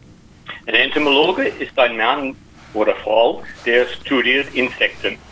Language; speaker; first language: German; non-native, learner; English